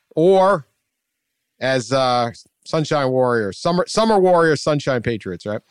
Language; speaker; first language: English; native; English